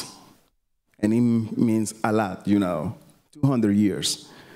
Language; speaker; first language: English; non-native, learner; Spanish